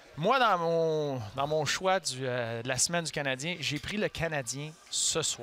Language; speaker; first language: French; native; French